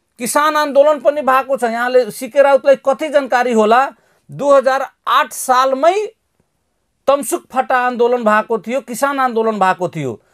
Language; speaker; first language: Nepali; non-native, local second language; Maithili